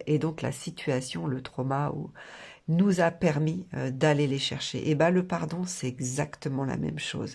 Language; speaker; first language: French; native; French